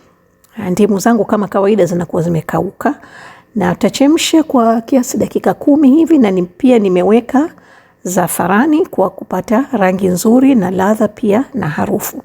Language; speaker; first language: Swahili; native; Swahili